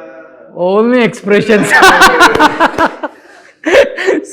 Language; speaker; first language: Telugu; native; Telugu